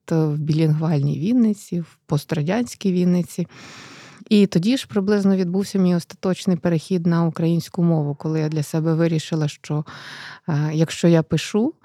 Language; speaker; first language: Ukrainian; native; Ukrainian